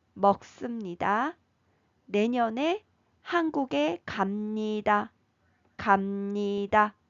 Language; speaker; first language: Korean; native; Korean